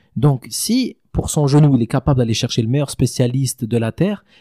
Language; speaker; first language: French; native; French